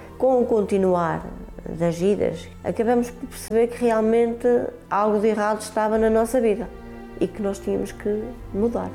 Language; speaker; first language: Portuguese; early bilingual, other home language; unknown